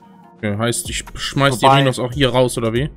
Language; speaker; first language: German; native; German